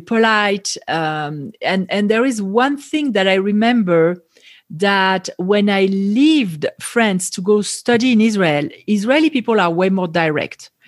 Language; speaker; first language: English; non-native, fluent; French